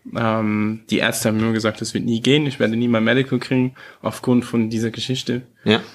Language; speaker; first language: German; early bilingual, heritage; German